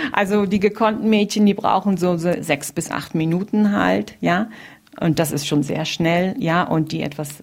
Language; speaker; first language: German; native; German